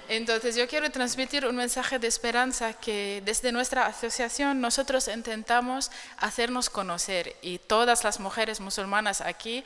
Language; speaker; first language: Spanish; non-native, fluent; Arabic